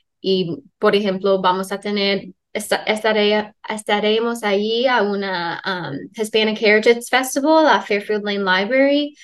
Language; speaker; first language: Spanish; non-native, fluent; English